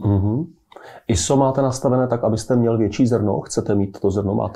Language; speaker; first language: Czech; native; Czech